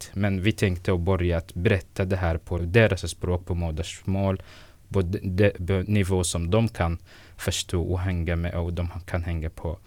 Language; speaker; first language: Swedish; non-native, fluent; Arabic